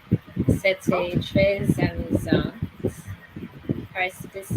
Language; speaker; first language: French; non-native, learner; English